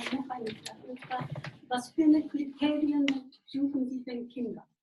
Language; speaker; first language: German; non-native, fluent; Japanese